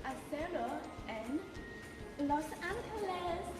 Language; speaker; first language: Spanish; non-native, learner; English